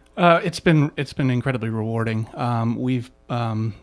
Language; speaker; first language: English; native; English